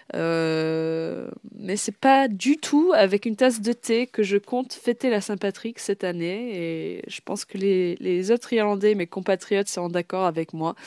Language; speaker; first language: French; non-native, fluent; English